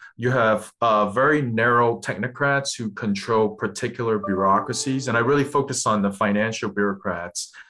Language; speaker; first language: English; non-native, local second language; Cantonese